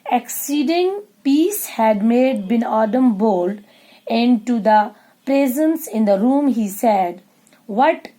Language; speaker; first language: English; non-native, local second language; Urdu